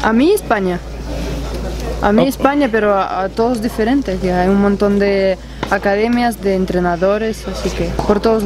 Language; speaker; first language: Spanish; non-native, fluent; Russian